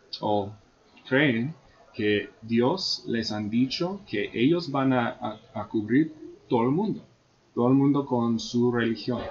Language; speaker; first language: Spanish; non-native, fluent; English